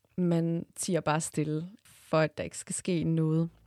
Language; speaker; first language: Danish; early bilingual, other home language; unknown